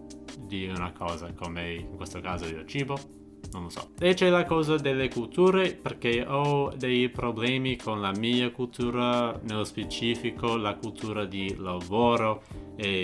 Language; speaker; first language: Italian; non-native, fluent; English